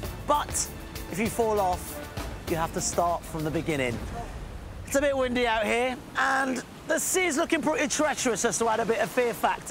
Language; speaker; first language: English; native; English